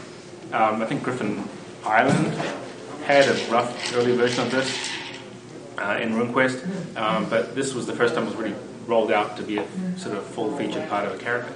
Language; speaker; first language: English; native; English